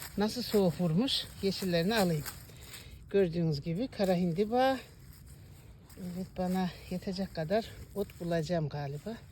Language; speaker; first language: Turkish; native; Turkish